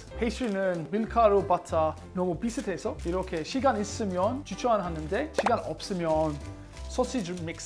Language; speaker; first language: Korean; non-native, learner; English